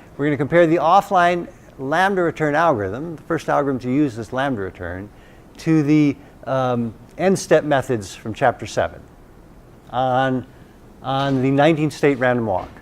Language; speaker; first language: English; native; English